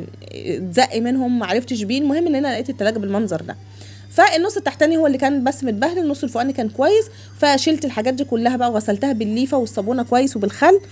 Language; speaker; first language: Arabic; native; Arabic